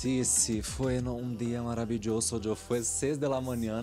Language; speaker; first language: Spanish; non-native, learner; Portuguese